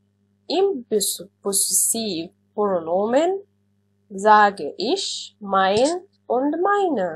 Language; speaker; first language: German; non-native, fluent; Arabic